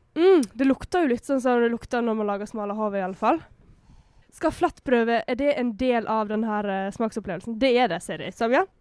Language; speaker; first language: Norwegian; native; Norwegian